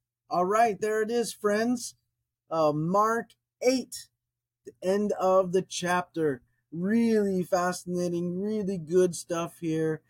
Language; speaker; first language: English; native; English